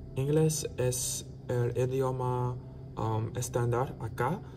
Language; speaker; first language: Spanish; non-native, learner; English